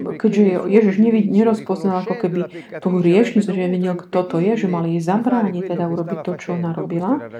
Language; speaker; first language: Slovak; non-native, fluent; Italian